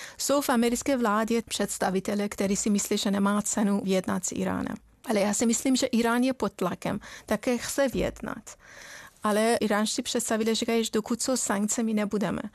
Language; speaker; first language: Czech; non-native, fluent; Persian